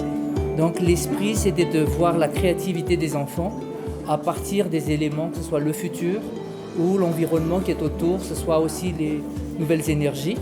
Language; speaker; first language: French; non-native, local second language; Malagasy